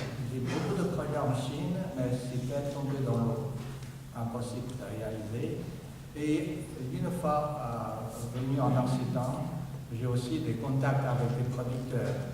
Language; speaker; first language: French; non-native, fluent; Chinese